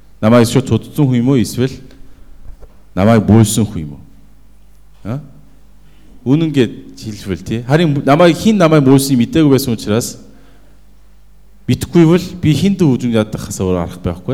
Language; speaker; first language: Mongolian; non-native, fluent; Korean